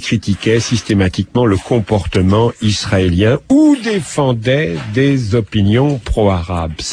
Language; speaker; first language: French; native; French